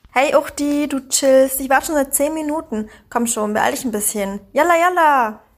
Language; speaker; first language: German; early bilingual, other home language; Persian